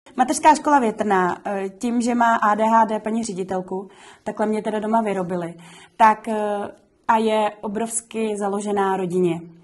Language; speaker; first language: Czech; native; Czech